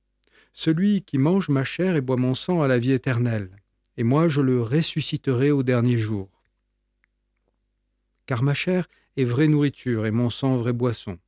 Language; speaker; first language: French; native; French